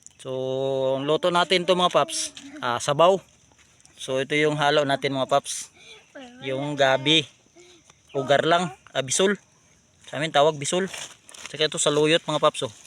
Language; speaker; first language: Filipino; non-native, local second language; Cebuano